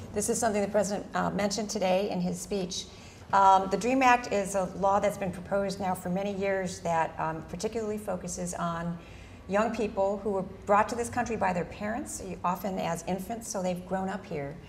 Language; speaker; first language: English; early bilingual, other home language; Spanish